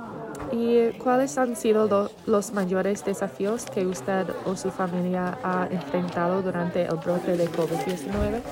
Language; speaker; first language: Spanish; non-native, learner; English